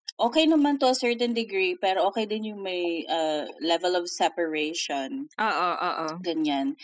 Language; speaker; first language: Filipino; native; Filipino